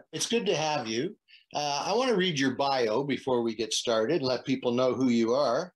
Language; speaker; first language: English; native; English